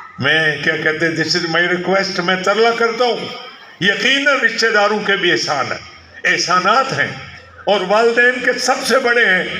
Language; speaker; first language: Urdu; non-native, local second language; Punjabi